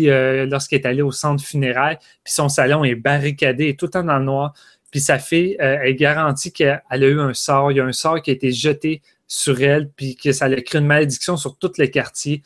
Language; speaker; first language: French; native; French